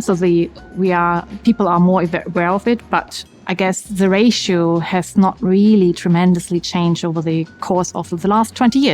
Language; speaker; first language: English; non-native, fluent; German